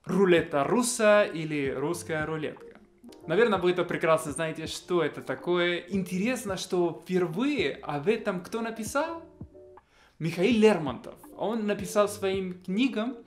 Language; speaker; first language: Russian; non-native, fluent; Spanish